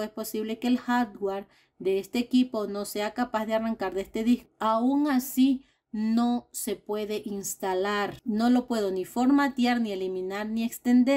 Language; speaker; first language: Spanish; native; Spanish